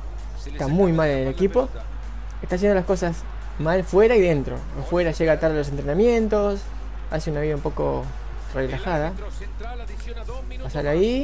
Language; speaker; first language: Spanish; native; Spanish